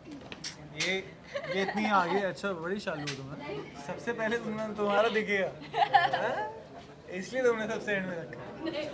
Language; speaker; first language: Hindi; native; Hindi